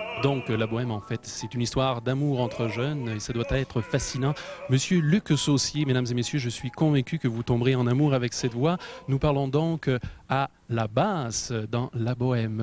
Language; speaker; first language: French; native; French